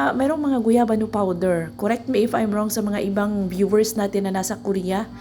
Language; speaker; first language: Filipino; non-native, local second language; Cebuano